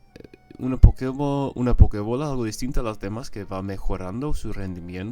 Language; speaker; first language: Spanish; non-native, fluent; English